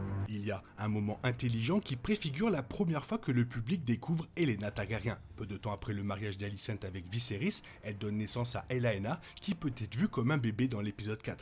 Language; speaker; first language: French; native; French